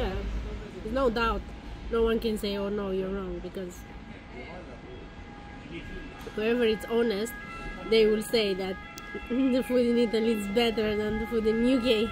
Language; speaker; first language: English; non-native, fluent; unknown